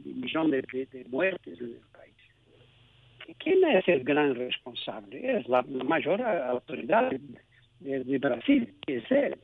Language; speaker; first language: Spanish; non-native, local second language; Portuguese